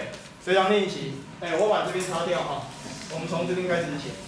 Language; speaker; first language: Chinese; native; Chinese